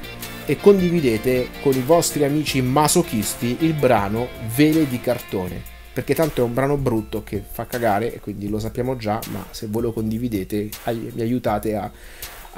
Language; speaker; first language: Italian; native; Italian